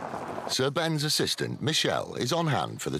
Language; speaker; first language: English; native; English